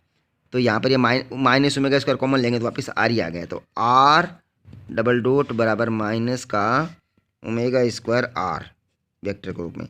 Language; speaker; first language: Hindi; native; Hindi